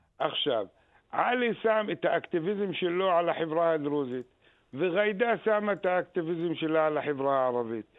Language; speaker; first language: Hebrew; non-native, local second language; Arabic